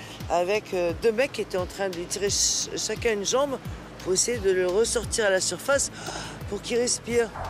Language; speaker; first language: French; native; French